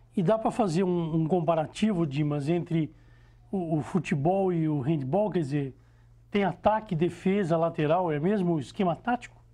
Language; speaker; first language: Portuguese; native; Portuguese